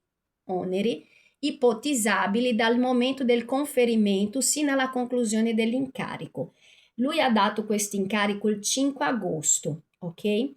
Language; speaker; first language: Italian; non-native, fluent; Portuguese